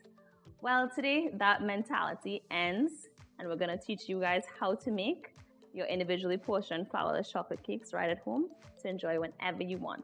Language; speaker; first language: English; native; English